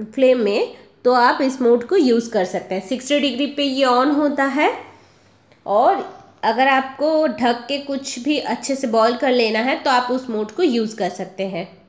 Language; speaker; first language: Hindi; non-native, local second language; Bangla